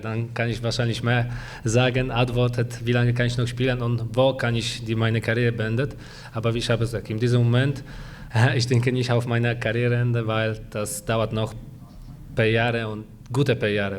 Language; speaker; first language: German; non-native, fluent; Polish